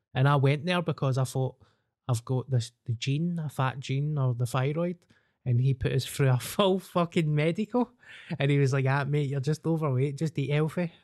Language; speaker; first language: English; native; English